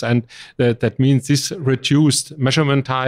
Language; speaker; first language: English; non-native, fluent; German